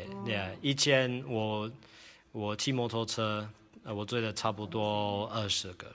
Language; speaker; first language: Chinese; non-native, learner; English